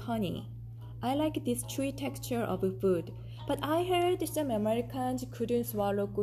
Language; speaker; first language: English; non-native, fluent; Korean